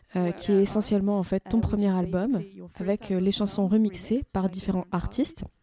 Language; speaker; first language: French; native; French